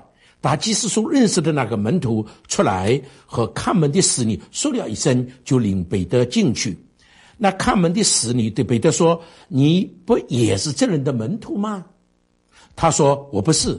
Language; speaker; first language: Chinese; native; Chinese